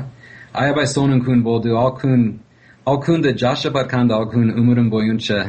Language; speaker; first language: Kyrgyz; non-native, fluent; English